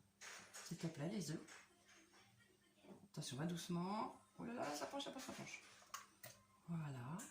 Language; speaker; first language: French; native; French